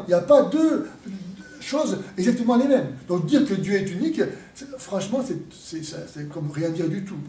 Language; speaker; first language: French; native; French